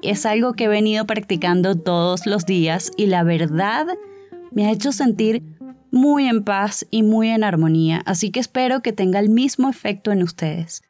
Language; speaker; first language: Spanish; native; Spanish